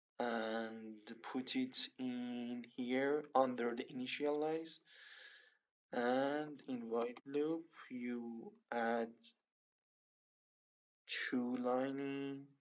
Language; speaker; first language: English; non-native, learner; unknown